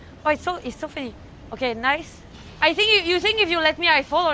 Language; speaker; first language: English; non-native, learner; French